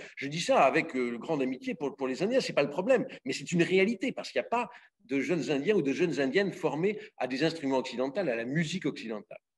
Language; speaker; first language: French; native; French